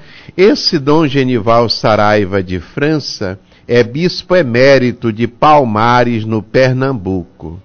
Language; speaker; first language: Portuguese; native; Portuguese